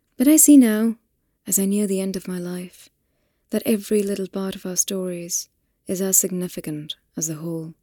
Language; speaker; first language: English; non-native, local second language; Hindi